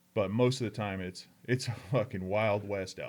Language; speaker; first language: English; native; English